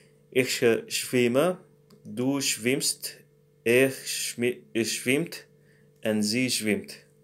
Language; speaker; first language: German; non-native, learner; Morisyen